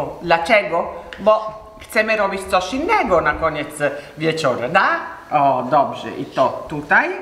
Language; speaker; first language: Polish; non-native, learner; Italian